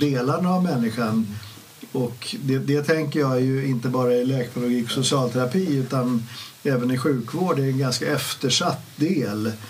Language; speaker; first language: Swedish; native; Swedish